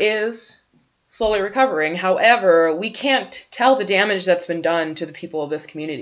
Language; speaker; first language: English; native; English